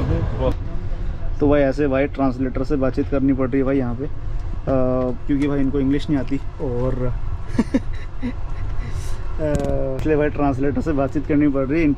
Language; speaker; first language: Hindi; native; Hindi